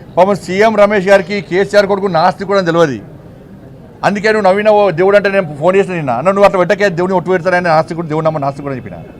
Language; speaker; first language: Telugu; native; Telugu